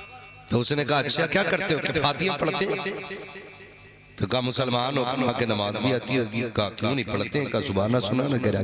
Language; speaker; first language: Hindi; native; Hindi